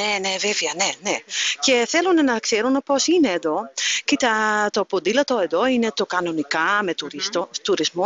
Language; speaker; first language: Greek; non-native, learner; Dutch